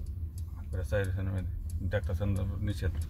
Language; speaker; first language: German; non-native, learner; Bangla